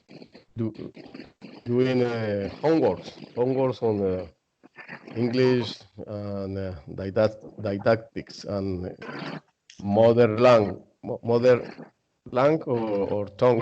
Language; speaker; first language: English; non-native, learner; Spanish